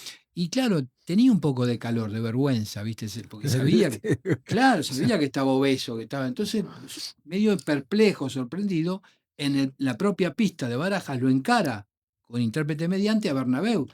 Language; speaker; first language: Spanish; native; Spanish